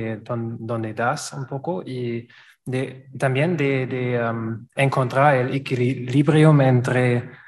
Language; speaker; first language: Spanish; non-native, learner; German